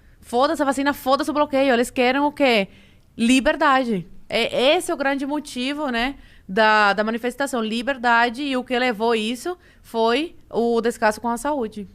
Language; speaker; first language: Portuguese; early bilingual, other home language; Spanish